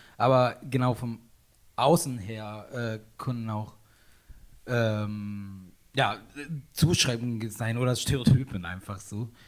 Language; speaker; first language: German; non-native, fluent; Italian